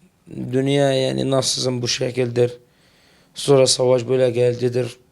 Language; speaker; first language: Turkish; non-native, learner; Arabic